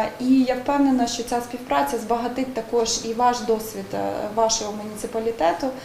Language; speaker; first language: Ukrainian; native; Ukrainian